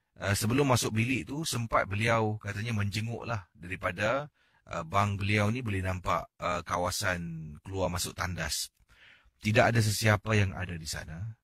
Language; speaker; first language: Malay; native; Malay